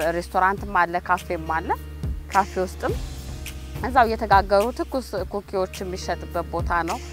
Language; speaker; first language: Amharic; native; Amharic